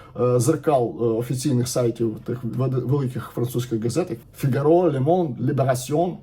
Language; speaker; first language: Ukrainian; native; Ukrainian